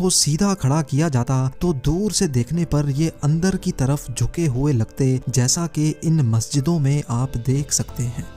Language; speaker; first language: Urdu; native; Urdu